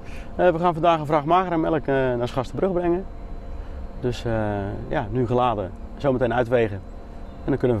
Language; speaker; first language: Dutch; native; Dutch